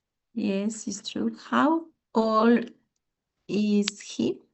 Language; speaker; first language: English; non-native, learner; Spanish